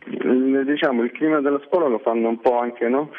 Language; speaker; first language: Italian; early bilingual, other home language; Arabic